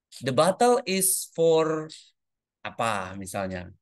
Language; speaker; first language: English; non-native, fluent; Indonesian